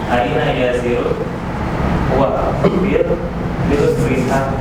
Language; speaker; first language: Arabic; non-native, learner; Indonesian